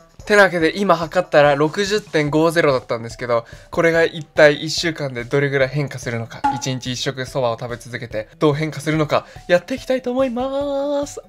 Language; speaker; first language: Japanese; native; Japanese